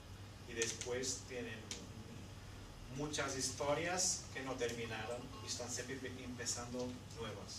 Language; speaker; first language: Spanish; non-native, fluent; Portuguese